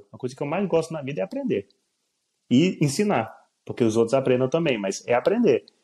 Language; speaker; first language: Portuguese; native; Portuguese